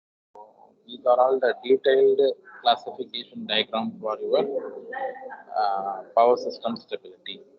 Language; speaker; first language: English; non-native, local second language; Tamil